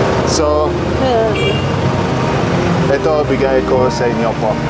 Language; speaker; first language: Filipino; non-native, learner; Arabic